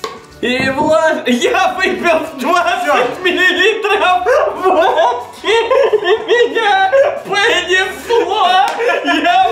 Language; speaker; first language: Russian; native; Russian